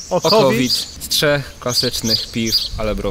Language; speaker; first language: Polish; native; Polish